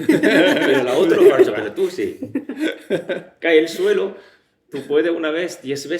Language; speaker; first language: Spanish; non-native, learner; Chinese